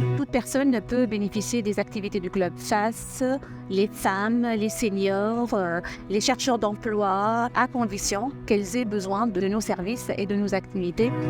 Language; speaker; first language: French; native; French